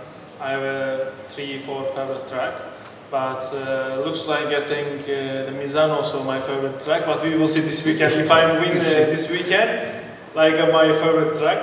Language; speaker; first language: English; non-native, learner; Turkish